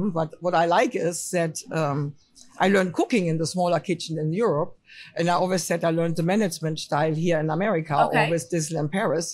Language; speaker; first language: English; non-native, fluent; German